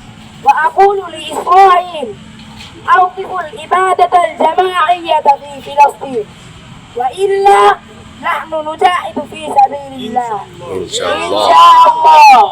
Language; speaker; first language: Arabic; non-native, learner; Bangla